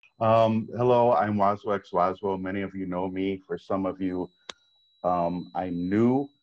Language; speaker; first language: English; native; English